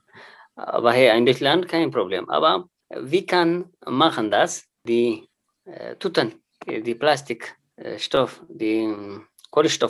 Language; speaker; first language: German; non-native, learner; Tigrinya